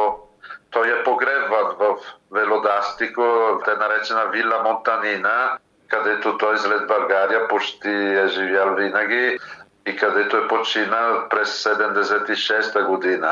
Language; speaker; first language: Bulgarian; non-native, fluent; Italian